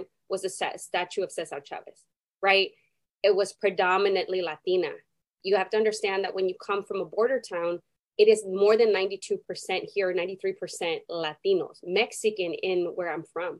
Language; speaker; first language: English; non-native, fluent; Spanish